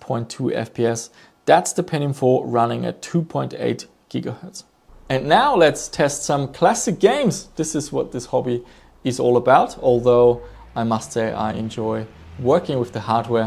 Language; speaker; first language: English; non-native, fluent; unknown